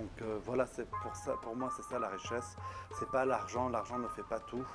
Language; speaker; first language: French; non-native, local second language; Arabic